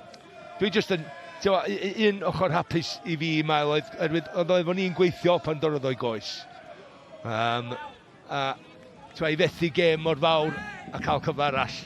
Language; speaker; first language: Welsh; native; Welsh